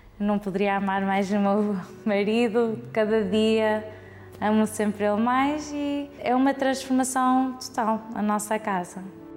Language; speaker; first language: Portuguese; early bilingual, heritage; Portuguese